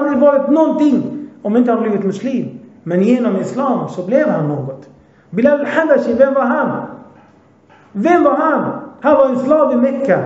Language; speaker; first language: Swedish; early bilingual, other home language; Arabic